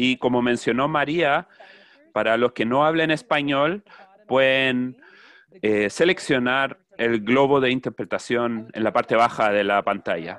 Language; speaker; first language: Spanish; non-native, fluent; English